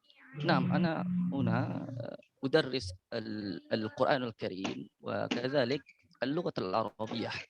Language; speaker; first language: Arabic; non-native, learner; Indonesian